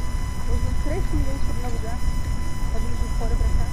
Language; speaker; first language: Portuguese; native; Portuguese